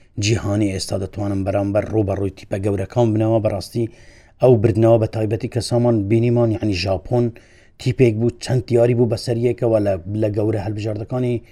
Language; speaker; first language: Central Kurdish; non-native, local second language; Kurdish